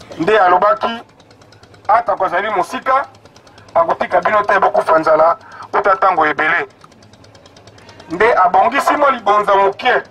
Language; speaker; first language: Lingala; native; Lingala